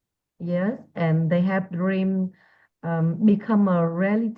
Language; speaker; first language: English; non-native, learner; Vietnamese